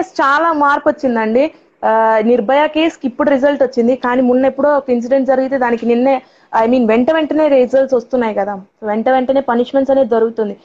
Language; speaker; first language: Telugu; non-native, local second language; Tamil